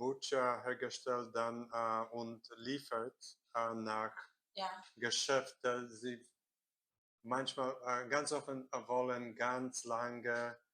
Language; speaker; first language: German; non-native, learner; Korean